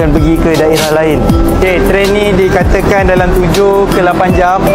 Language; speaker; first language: Malay; native; Malay